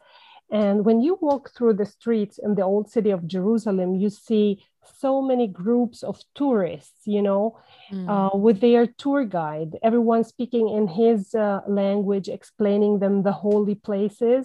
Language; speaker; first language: English; non-native, fluent; Arabic